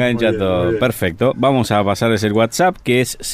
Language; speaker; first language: Spanish; native; Spanish